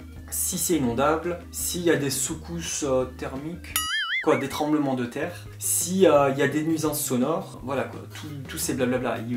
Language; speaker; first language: French; native; French